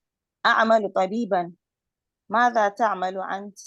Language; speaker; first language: Arabic; non-native, learner; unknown